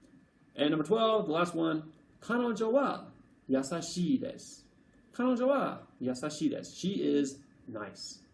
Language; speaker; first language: Japanese; non-native, fluent; English